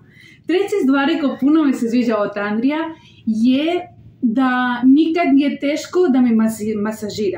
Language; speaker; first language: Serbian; non-native, learner; Spanish